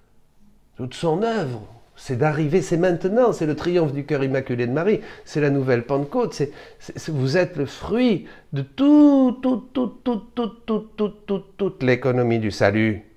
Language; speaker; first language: French; native; French